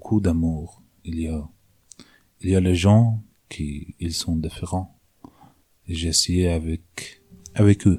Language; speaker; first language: French; non-native, learner; Persian